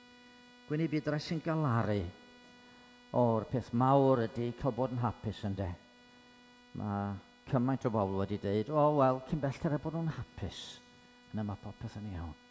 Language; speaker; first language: Welsh; native; Welsh